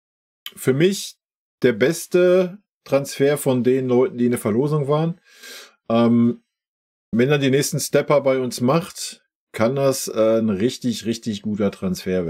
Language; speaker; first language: German; native; German